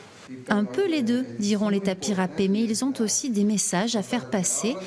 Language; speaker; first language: French; native; French